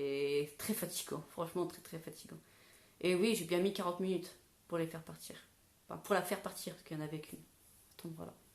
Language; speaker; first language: French; native; French